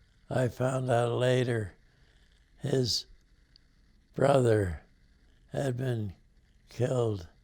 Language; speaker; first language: English; native; English